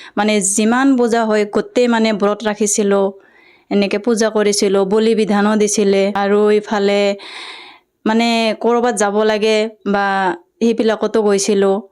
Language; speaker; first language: Assamese; non-native, local second language; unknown